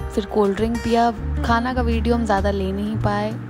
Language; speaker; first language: Hindi; native; Hindi